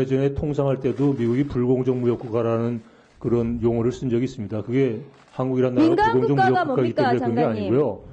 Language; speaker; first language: Korean; native; Korean